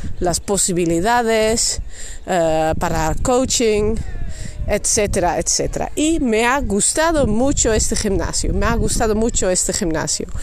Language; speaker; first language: Spanish; non-native, fluent; Dutch